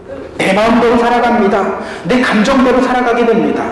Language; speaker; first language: Korean; native; Korean